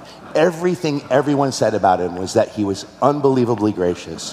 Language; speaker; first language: English; native; English